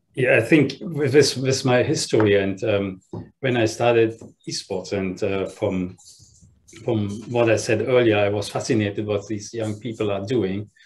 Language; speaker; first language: English; non-native, fluent; German